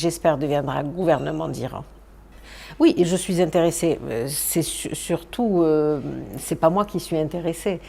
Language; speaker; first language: French; non-native, local second language; Arabic